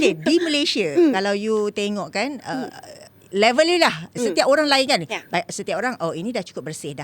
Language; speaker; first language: Malay; native; Malay